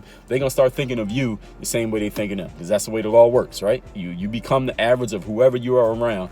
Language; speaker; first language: English; native; English